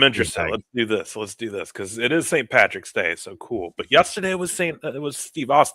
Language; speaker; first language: English; native; English